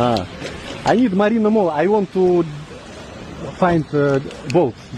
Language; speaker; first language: English; non-native, learner; Russian